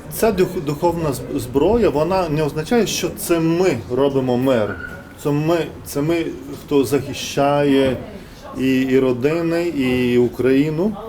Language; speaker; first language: Ukrainian; non-native, fluent; Lithuanian